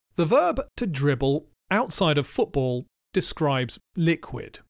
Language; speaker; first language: English; native; English